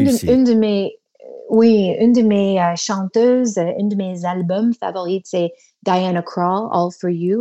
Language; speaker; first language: French; non-native, learner; English